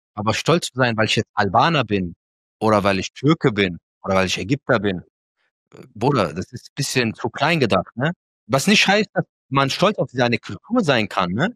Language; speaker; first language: German; early bilingual, other home language; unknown